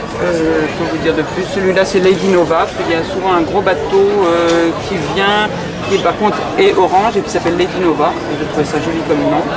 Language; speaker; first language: French; native; French